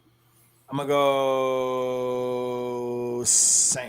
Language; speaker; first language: English; native; English